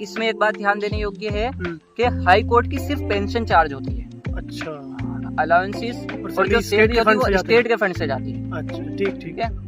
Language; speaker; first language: Hindi; native; Hindi